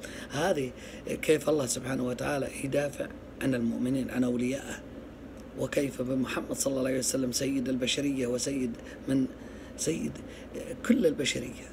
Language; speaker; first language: Arabic; native; Arabic